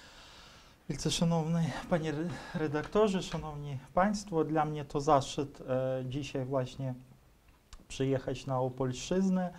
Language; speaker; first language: Polish; non-native, fluent; Ukrainian